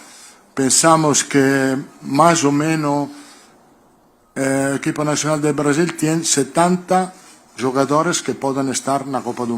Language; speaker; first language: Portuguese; non-native, learner; Italian